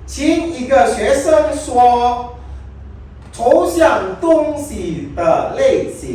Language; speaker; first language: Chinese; non-native, fluent; Indonesian